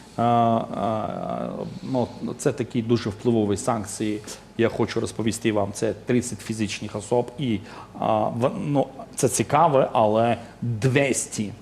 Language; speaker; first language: Ukrainian; non-native, local second language; Russian